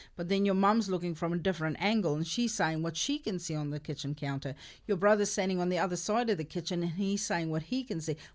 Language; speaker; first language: English; non-native, local second language; Afrikaans